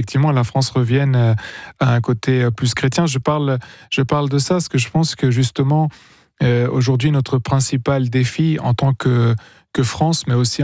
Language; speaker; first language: French; non-native, local second language; Arabic